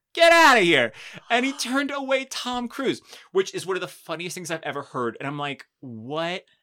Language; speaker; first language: English; native; English